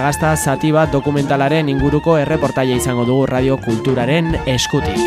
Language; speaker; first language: Basque; native; Basque